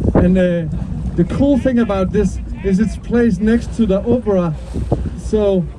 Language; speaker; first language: English; non-native, fluent; Danish